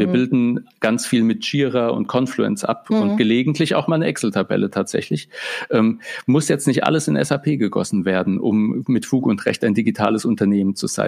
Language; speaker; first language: German; native; German